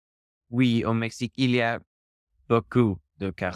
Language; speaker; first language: French; non-native, learner; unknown